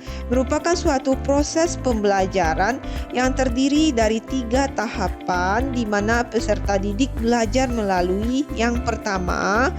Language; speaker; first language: Indonesian; native; Indonesian